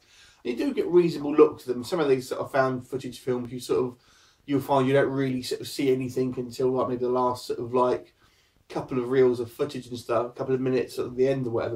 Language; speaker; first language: English; native; English